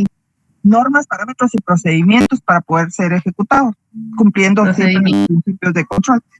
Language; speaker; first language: Spanish; native; Spanish